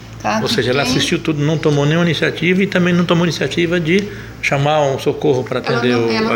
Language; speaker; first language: Portuguese; native; Portuguese